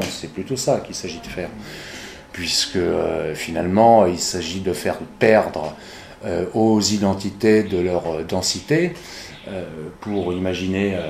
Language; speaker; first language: French; native; French